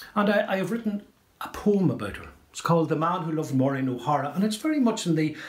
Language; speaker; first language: English; native; English